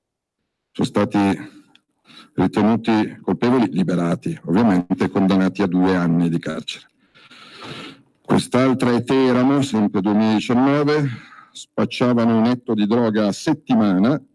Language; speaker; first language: Italian; native; Italian